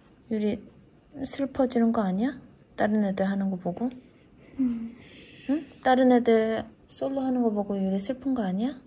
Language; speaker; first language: Korean; native; Korean